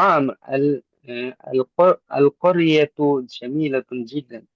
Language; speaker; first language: Arabic; non-native, learner; Bangla